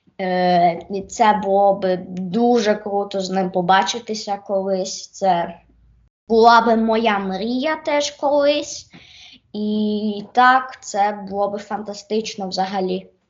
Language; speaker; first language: Ukrainian; early bilingual, heritage; Ukrainian